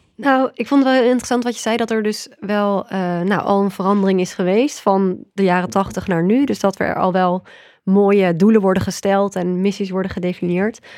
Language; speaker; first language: Dutch; native; Dutch